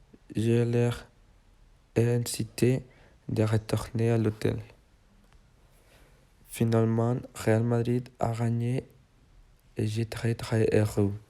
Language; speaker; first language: French; non-native, learner; Spanish